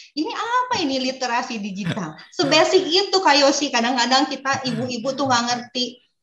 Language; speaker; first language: Indonesian; native; Indonesian